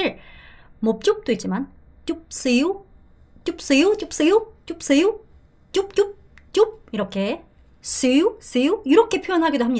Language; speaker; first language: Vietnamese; non-native, fluent; Korean